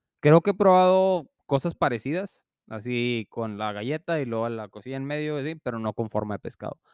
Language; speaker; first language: Spanish; native; Spanish